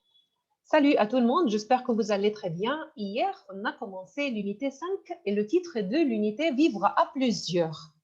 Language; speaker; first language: French; non-native, fluent; Arabic